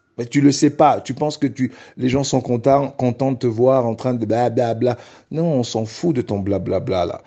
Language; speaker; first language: French; non-native, local second language; Luba-Lulua